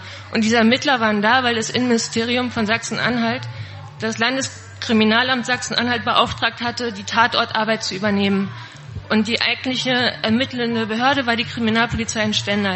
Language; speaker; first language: German; native; German